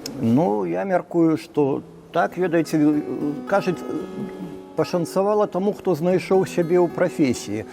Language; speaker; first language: Belarusian; non-native, local second language; Russian